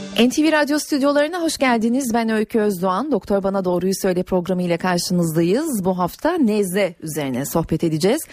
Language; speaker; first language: Turkish; native; Turkish